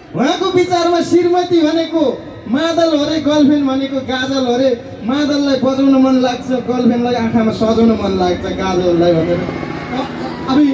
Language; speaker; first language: Nepali; native; Nepali